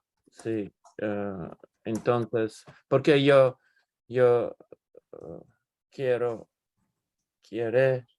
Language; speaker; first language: Spanish; non-native, learner; English